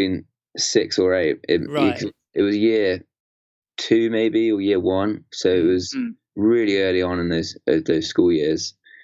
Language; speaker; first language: English; native; English